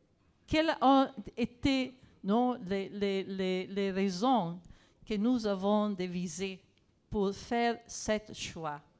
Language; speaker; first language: French; non-native, fluent; Italian